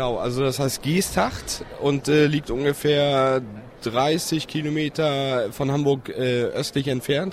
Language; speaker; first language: German; native; German